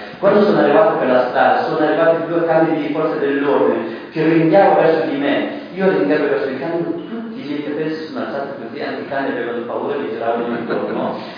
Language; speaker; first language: Italian; non-native, fluent; Persian